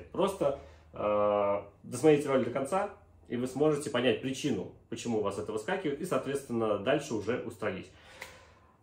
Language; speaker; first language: Russian; native; Russian